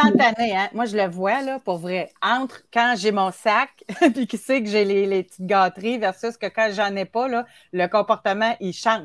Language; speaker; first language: French; native; French